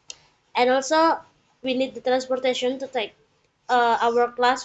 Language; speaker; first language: English; non-native, learner; Indonesian